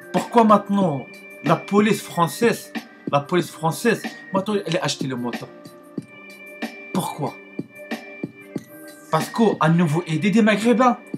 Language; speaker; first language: French; non-native, learner; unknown